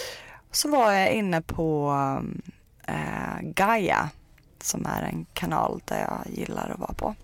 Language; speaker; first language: Swedish; early bilingual, other home language; Persian